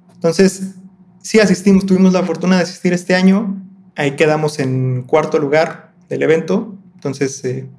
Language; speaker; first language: Spanish; native; Spanish